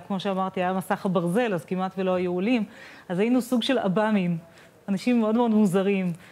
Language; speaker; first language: Hebrew; non-native, fluent; Russian